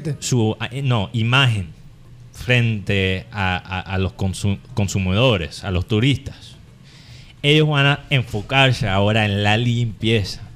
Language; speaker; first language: Spanish; non-native, fluent; English